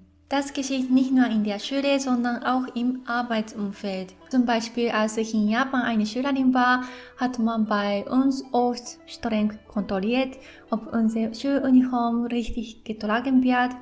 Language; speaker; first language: German; non-native, fluent; Japanese